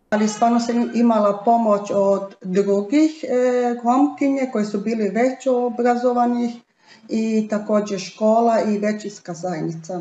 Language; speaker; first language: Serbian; non-native, local second language; Romany